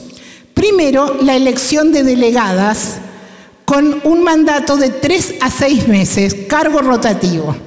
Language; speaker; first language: Spanish; native; Spanish